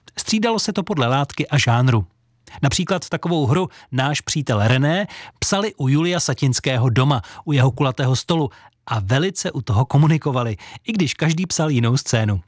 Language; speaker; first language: Czech; native; Czech